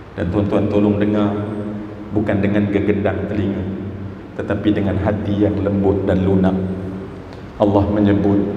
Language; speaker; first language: Malay; native; Malay